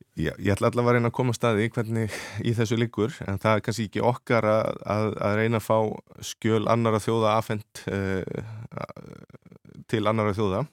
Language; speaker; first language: Icelandic; native; Icelandic